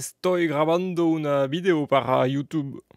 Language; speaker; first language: Spanish; non-native, learner; French